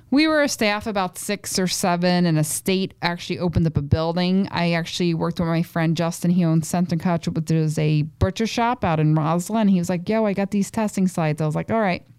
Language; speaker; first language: English; native; English